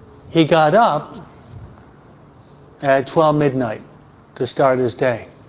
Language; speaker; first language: English; native; English